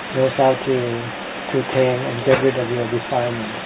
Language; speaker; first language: English; non-native, fluent; Thai